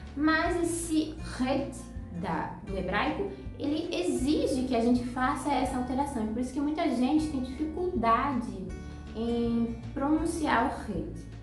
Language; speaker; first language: Portuguese; native; Portuguese